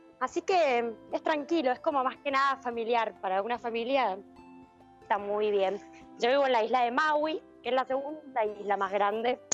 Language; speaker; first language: Spanish; native; Spanish